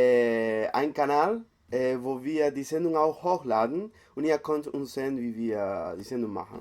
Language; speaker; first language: German; non-native, fluent; Spanish